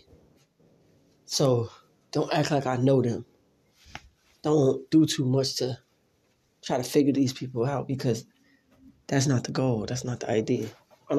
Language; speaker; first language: English; native; English